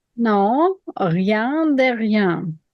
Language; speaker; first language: French; non-native, learner; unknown